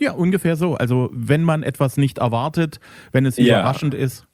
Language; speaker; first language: German; native; German